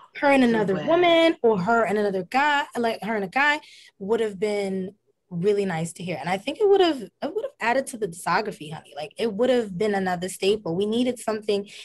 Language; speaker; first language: English; native; English